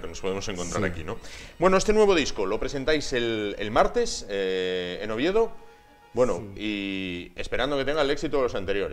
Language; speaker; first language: Spanish; native; Spanish